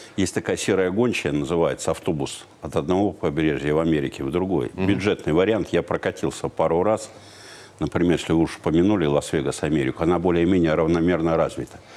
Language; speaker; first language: Russian; native; Russian